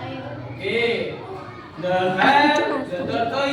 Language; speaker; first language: English; non-native, learner; Indonesian